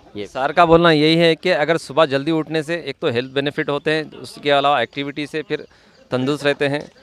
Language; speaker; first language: Hindi; non-native, local second language; Urdu